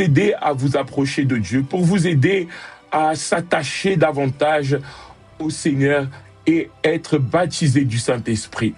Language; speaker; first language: French; native; French